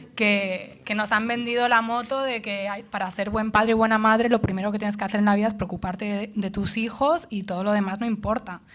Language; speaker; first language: Spanish; non-native, local second language; Catalan